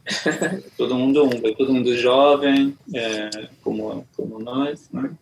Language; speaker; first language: Portuguese; non-native, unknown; Hungarian